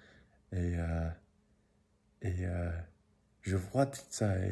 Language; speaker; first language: French; non-native, learner; English